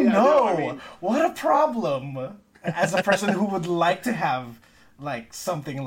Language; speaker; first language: English; non-native, local second language; Filipino